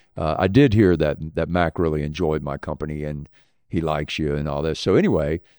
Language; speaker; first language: English; native; English